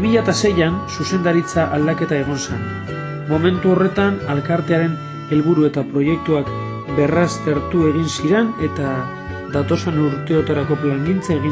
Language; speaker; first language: Basque; native; Basque